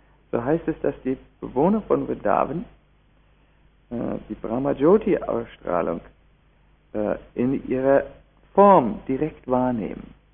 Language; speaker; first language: German; native; German